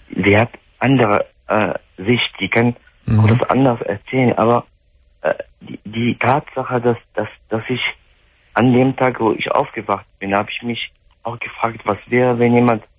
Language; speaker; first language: German; non-native, fluent; Arabic